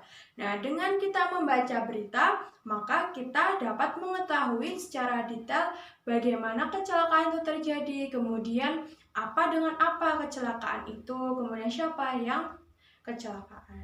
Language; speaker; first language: Indonesian; native; Indonesian